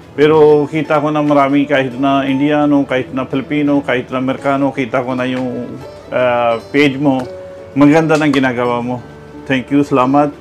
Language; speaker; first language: Filipino; non-native, learner; Punjabi